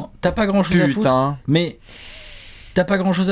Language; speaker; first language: French; native; French